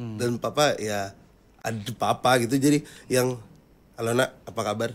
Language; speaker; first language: Indonesian; native; Indonesian